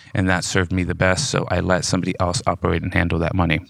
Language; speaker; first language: English; native; English